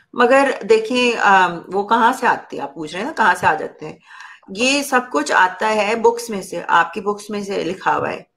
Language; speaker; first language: Urdu; native; Urdu